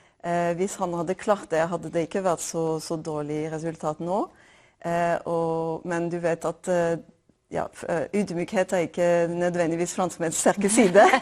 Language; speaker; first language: Norwegian; non-native, fluent; French